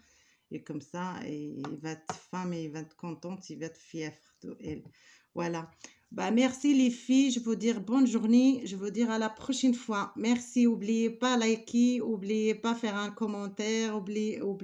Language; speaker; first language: French; non-native, learner; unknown